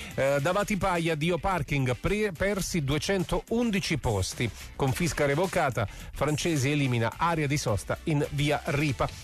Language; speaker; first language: Italian; native; Italian